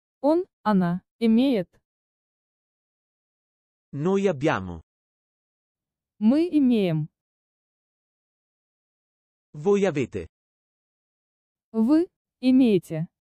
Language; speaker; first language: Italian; non-native, fluent; Russian